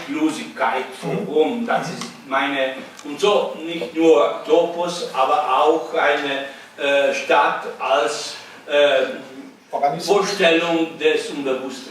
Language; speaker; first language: German; non-native, learner; Italian